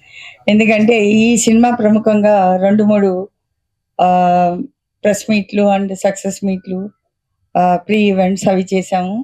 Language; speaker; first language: Telugu; native; Telugu